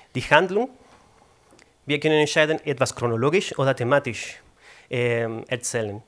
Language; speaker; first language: German; non-native, fluent; Spanish